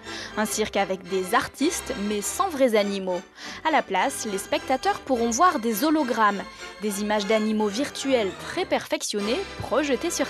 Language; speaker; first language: French; native; French